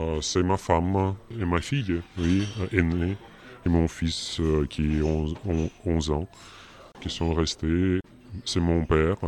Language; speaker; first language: French; non-native, learner; Russian